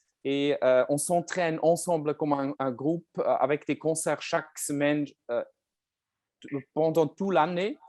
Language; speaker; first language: French; non-native, learner; German